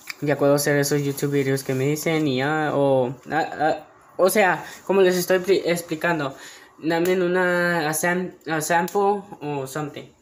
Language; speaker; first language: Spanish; early bilingual, heritage; Spanish